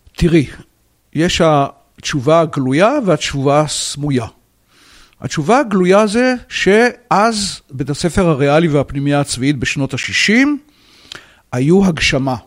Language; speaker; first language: Hebrew; native; Hebrew